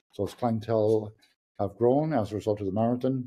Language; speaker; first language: English; non-native, local second language; Irish